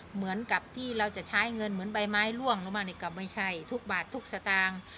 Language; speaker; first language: Thai; non-native, local second language; Northeastern Thai